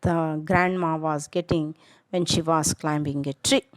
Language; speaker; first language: English; non-native, local second language; Kannada